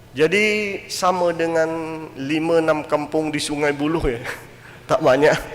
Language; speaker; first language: Malay; non-native, fluent; Western Cham